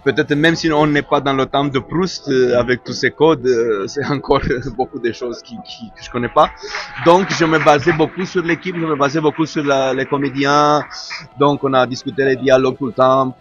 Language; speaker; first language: French; non-native, fluent; Romanian